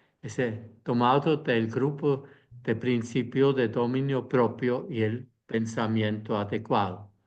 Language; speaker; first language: Spanish; non-native, fluent; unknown